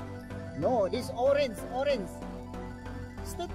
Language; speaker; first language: English; non-native, learner; Filipino